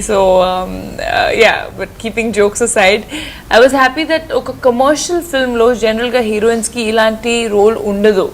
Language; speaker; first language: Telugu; non-native, fluent; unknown